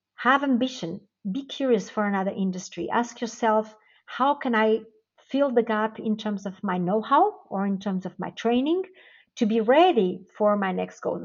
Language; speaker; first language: English; non-native, fluent; Portuguese